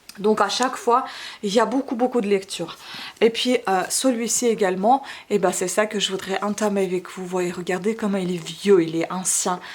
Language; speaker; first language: French; non-native, fluent; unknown